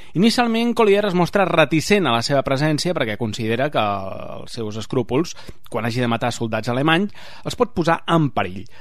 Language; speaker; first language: Catalan; native; Catalan